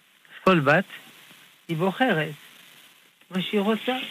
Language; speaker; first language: Hebrew; non-native, fluent; French